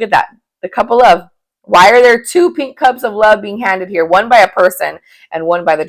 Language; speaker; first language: English; native; English